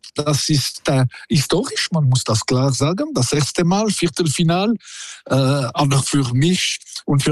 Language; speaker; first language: German; non-native, local second language; French